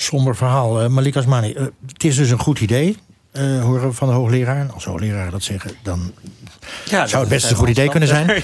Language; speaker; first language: Dutch; native; Dutch